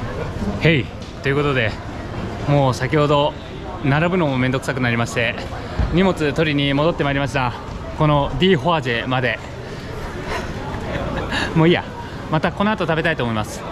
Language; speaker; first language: Japanese; native; Japanese